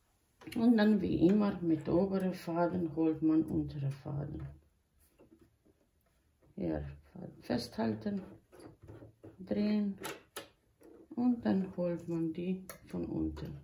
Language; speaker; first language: German; non-native, local second language; Bosnian